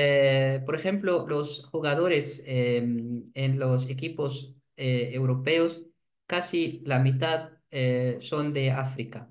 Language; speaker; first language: Spanish; non-native, fluent; Arabic